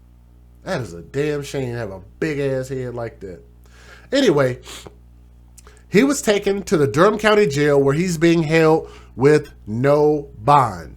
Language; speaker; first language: English; native; English